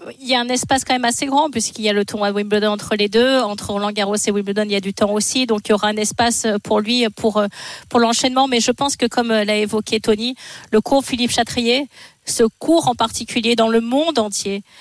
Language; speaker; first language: French; native; French